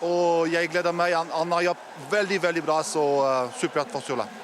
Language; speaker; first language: Norwegian; non-native, fluent; French